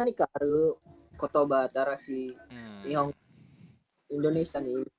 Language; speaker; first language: Japanese; non-native, learner; Indonesian